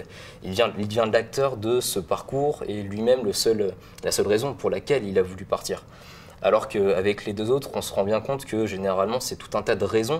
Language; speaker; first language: French; native; French